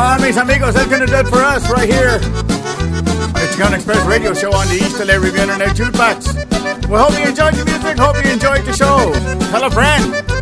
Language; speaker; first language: English; early bilingual, other home language; Spanish